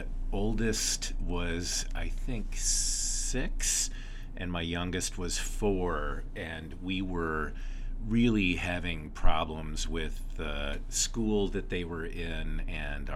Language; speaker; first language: English; native; English